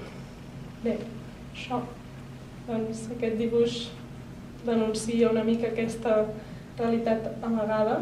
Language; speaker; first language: Catalan; native; Catalan